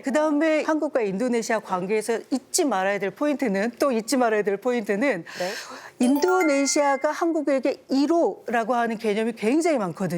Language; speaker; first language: Korean; native; Korean